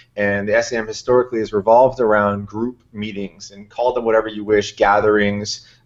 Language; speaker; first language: English; native; English